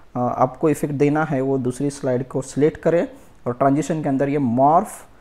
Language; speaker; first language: Hindi; non-native, local second language; Marathi